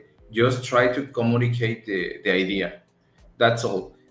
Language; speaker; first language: English; non-native, learner; Spanish